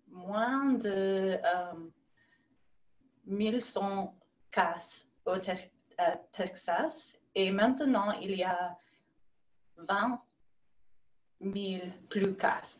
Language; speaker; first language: French; non-native, learner; English